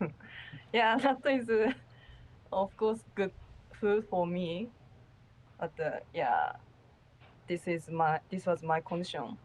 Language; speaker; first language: English; non-native, learner; Japanese